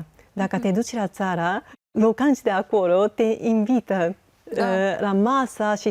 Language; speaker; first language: Romanian; non-native, learner; Japanese